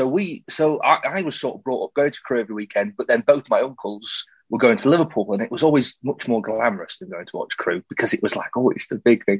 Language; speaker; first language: English; native; English